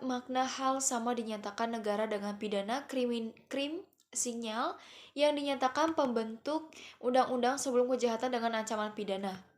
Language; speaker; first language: Indonesian; native; Indonesian